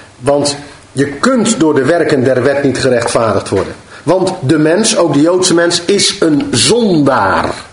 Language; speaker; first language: Dutch; native; Dutch